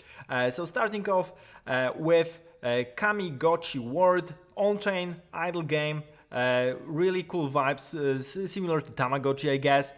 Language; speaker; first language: English; non-native, fluent; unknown